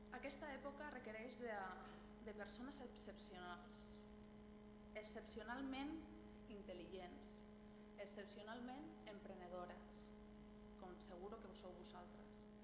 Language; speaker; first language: Catalan; non-native, local second language; Spanish